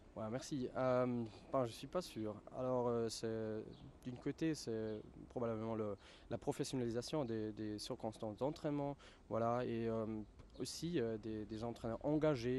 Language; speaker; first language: French; non-native, fluent; German